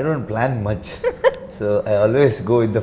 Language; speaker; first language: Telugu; non-native, learner; Kannada